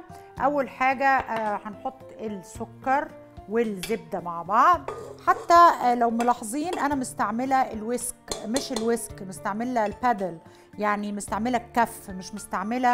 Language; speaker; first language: Arabic; native; Arabic